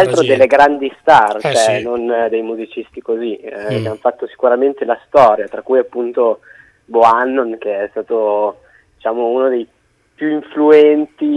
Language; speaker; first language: Italian; native; Italian